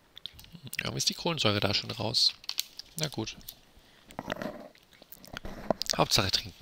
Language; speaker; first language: German; native; German